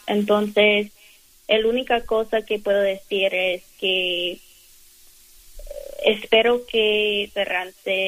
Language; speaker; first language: Spanish; non-native, fluent; English